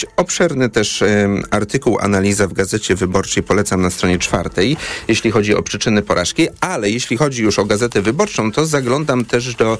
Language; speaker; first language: Polish; native; Polish